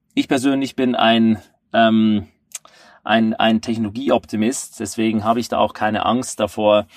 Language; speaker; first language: German; native; German